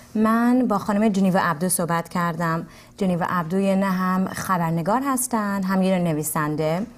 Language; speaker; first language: Persian; early bilingual, heritage; Persian